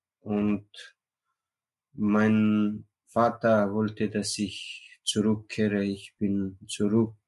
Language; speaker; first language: German; non-native, learner; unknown